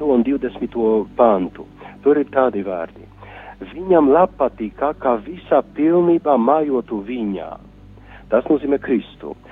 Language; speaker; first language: Latvian; non-native, fluent; Polish